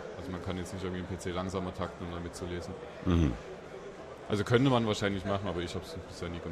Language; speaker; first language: German; native; German